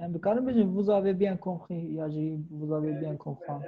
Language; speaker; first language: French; non-native, learner; Kurdish